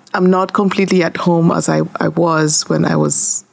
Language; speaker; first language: English; non-native, local second language; Gusii